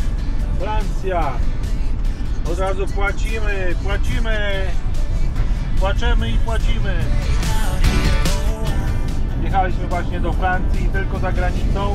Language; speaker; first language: Polish; native; Polish